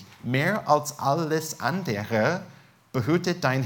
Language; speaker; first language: German; non-native, fluent; English